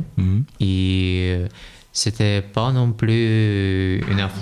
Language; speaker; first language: French; non-native, learner; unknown